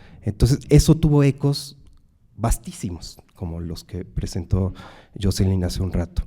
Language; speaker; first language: Spanish; native; Spanish